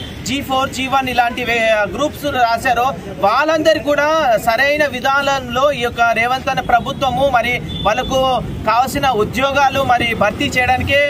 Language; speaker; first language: Telugu; native; Telugu